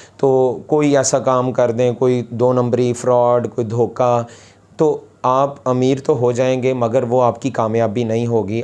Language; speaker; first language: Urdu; non-native, local second language; Punjabi